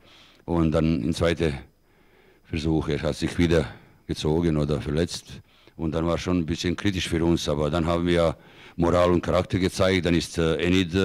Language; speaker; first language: German; non-native, fluent; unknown